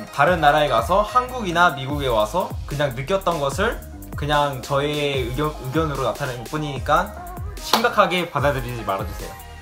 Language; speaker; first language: Korean; native; Korean